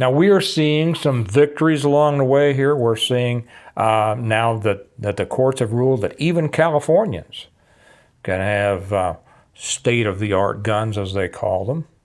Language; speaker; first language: English; native; English